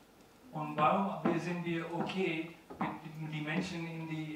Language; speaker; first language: German; non-native, learner; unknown